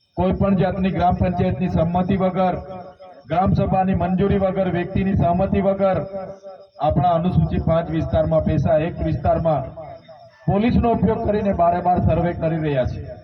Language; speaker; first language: Gujarati; non-native, local second language; Vasavi